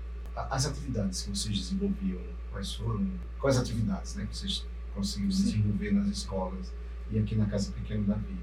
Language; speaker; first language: Portuguese; native; Portuguese